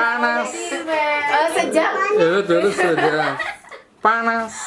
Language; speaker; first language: Turkish; non-native, learner; Indonesian